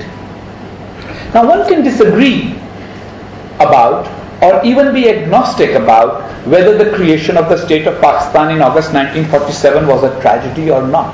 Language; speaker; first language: English; non-native, local second language; Urdu